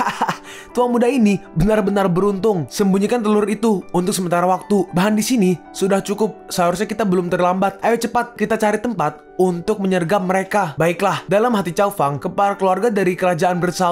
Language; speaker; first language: Indonesian; native; Indonesian